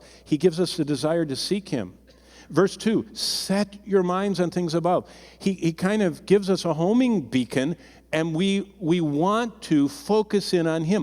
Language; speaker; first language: English; native; English